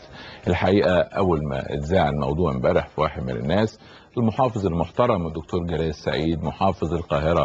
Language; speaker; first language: Arabic; native; Arabic